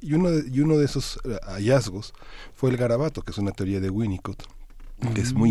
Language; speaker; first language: Spanish; native; Spanish